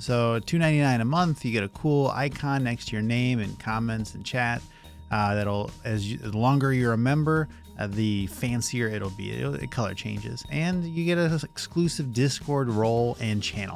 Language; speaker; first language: English; native; English